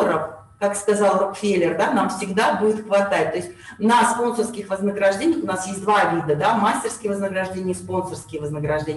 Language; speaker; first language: Russian; native; Russian